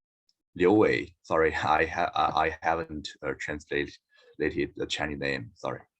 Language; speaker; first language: English; non-native, learner; Chinese